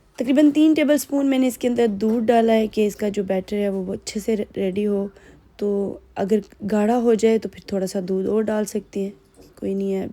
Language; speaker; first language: Urdu; non-native, local second language; Punjabi